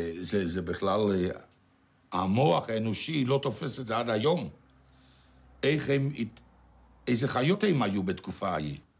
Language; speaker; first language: Hebrew; non-native, fluent; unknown